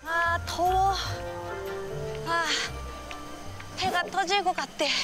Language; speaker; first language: Korean; non-native, fluent; Japanese